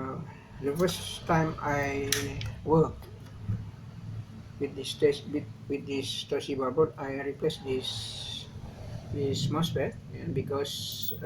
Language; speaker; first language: English; non-native, learner; Indonesian